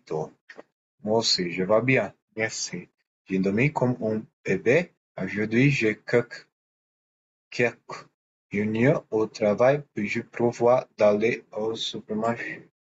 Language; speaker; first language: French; non-native, learner; Portuguese